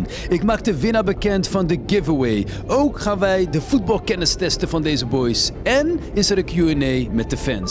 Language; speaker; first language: Dutch; native; Dutch